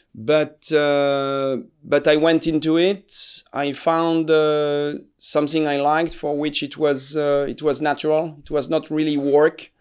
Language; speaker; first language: English; non-native, fluent; French